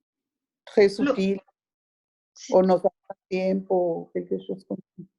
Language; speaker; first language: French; non-native, learner; Spanish